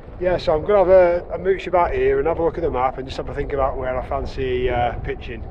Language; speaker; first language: English; native; English